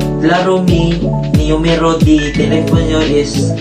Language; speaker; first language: Spanish; non-native, learner; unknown